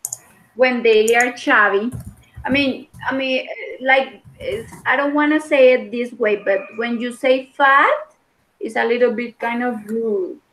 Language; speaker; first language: English; non-native, fluent; Spanish